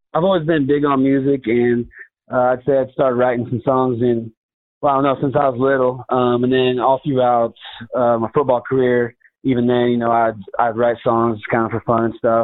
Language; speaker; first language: English; native; English